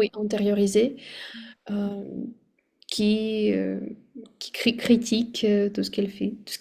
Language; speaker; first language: French; non-native, fluent; Russian